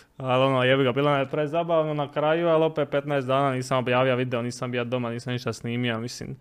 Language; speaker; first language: Croatian; native; Croatian